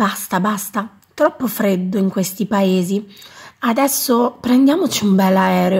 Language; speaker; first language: Italian; native; Italian